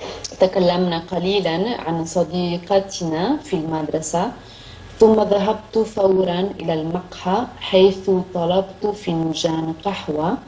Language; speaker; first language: Arabic; non-native, learner; Italian